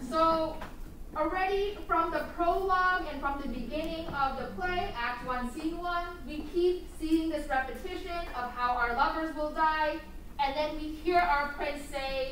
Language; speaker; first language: English; native; English